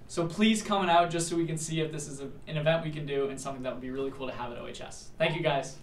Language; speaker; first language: English; native; English